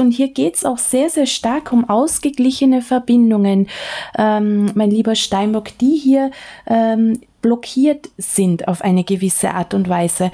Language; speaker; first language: German; native; German